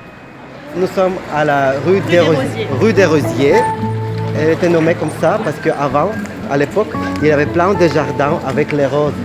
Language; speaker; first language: French; non-native, fluent; Russian